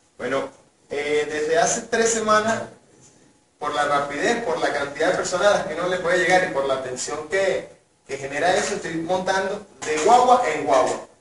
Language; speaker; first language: Spanish; native; Spanish